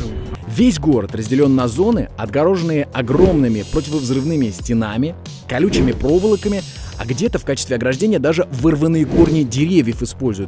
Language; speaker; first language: Russian; native; Russian